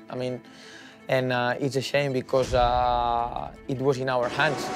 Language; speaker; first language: English; non-native, fluent; Spanish